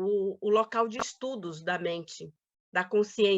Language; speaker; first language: Portuguese; native; Portuguese